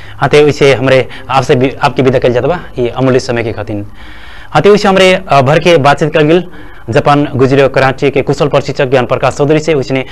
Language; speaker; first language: Bhojpuri; non-native, local second language; Dangaura Tharu